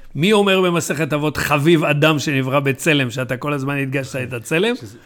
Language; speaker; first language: Hebrew; native; Hebrew